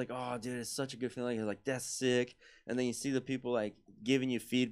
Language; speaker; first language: English; early bilingual, other home language; Spanish